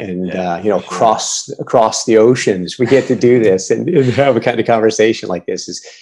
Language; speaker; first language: English; native; English